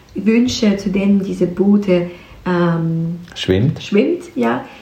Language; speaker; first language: German; non-native, learner; Ukrainian